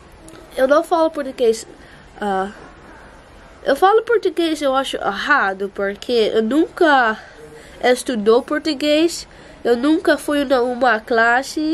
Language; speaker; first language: Portuguese; non-native, learner; Dutch